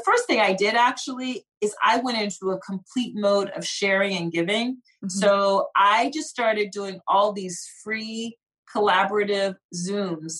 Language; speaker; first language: English; native; English